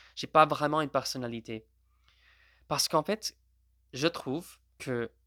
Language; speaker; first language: French; non-native, fluent; Gujarati